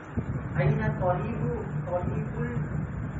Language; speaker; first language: Arabic; non-native, learner; Indonesian